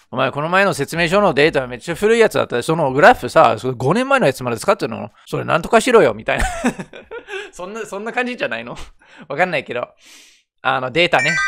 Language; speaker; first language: Japanese; non-native, fluent; English